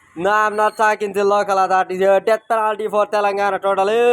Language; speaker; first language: English; non-native, local second language; Telugu